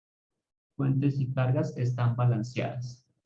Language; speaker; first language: Spanish; native; Spanish